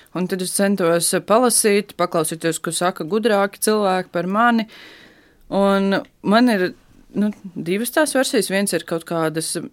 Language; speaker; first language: Latvian; native; Latvian